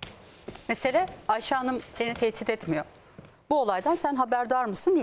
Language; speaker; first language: Turkish; native; Turkish